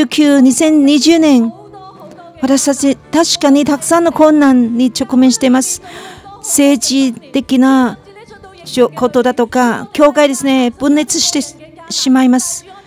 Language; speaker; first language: Japanese; non-native, fluent; Chinese